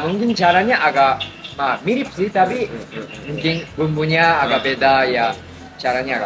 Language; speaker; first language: Indonesian; non-native, fluent; Japanese